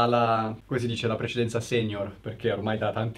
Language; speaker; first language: Italian; native; Italian